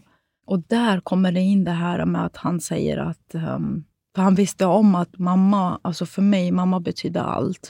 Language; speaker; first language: Swedish; native; Swedish